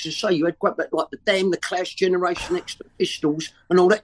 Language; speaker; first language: English; native; English